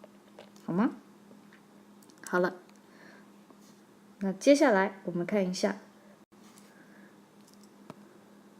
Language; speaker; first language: Chinese; non-native, fluent; English